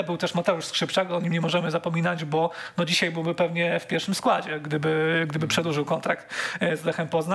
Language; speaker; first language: Polish; native; Polish